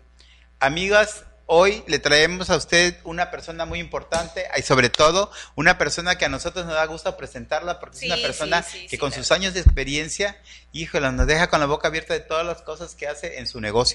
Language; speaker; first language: Spanish; native; Spanish